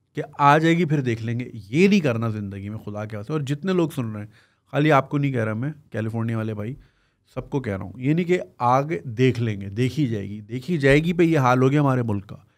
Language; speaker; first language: Urdu; native; Urdu